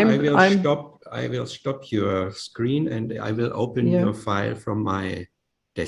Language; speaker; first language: English; non-native, fluent; Indonesian